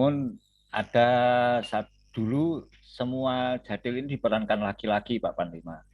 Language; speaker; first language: Indonesian; native; Indonesian